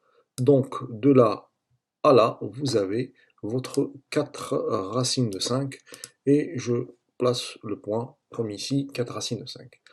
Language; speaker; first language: French; native; French